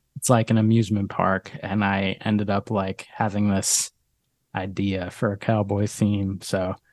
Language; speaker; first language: English; native; English